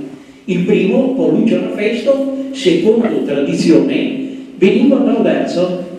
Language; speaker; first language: Italian; native; Italian